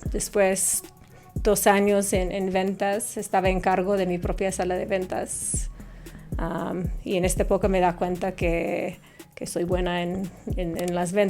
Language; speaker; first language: Spanish; non-native, fluent; English